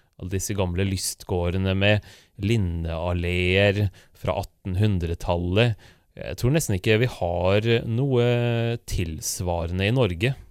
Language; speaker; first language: Norwegian; native; Norwegian